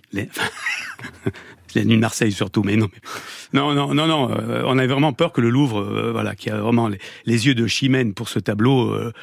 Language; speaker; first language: French; native; French